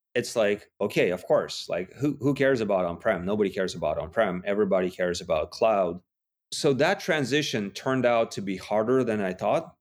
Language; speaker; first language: English; non-native, fluent; Russian